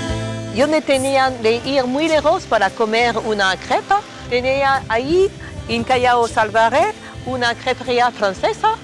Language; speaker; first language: Spanish; non-native, learner; French